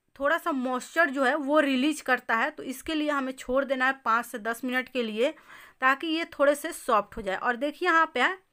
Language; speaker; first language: Hindi; native; Hindi